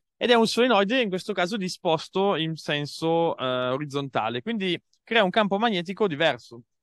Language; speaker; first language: Italian; native; Italian